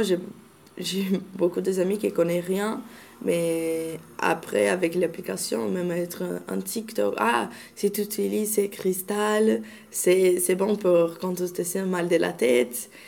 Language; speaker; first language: French; non-native, learner; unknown